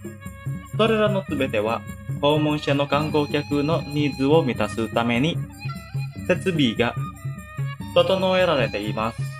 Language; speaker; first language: Japanese; non-native, fluent; Indonesian